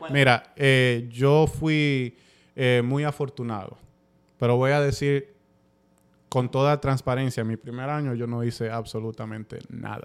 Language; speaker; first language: Spanish; early bilingual, heritage; Spanish